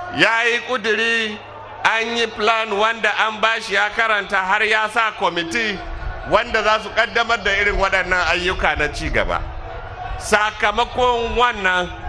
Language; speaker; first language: Hausa; native; Hausa